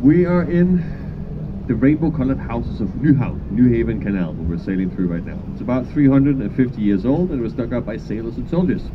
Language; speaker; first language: English; non-native, fluent; Danish